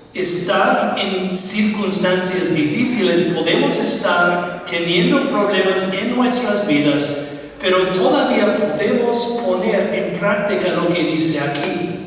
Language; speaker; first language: Spanish; non-native, fluent; English